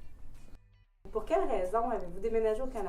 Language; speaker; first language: French; native; French